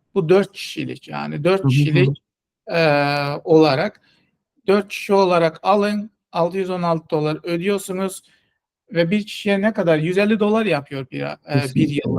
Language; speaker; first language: Turkish; non-native, fluent; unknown